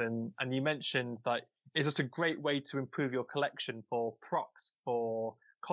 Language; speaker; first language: English; native; English